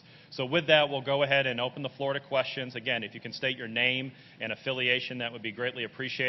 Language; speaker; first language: English; native; English